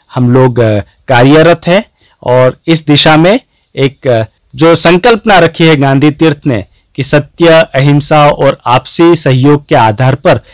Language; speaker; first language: Hindi; non-native, local second language; Gujarati